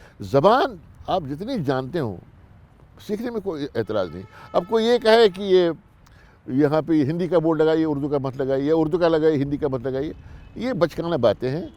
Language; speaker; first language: Urdu; non-native, local second language; Kashmiri